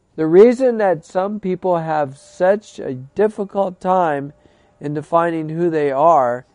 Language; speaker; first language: English; native; English